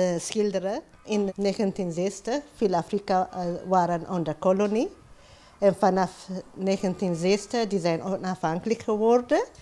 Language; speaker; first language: Dutch; non-native, learner; Amharic